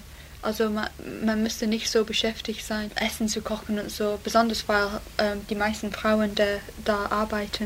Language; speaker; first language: German; non-native, learner; English